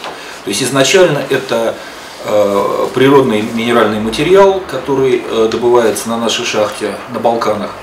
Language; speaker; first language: Russian; native; Russian